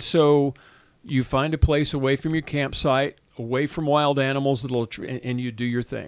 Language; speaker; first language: English; native; English